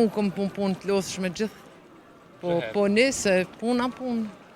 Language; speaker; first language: Albanian; early bilingual, heritage; Albanian